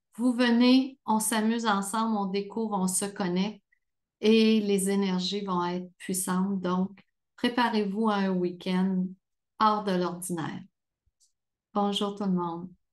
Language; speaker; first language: French; native; French